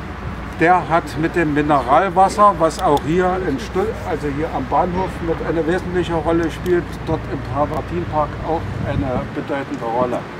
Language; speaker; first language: German; native; German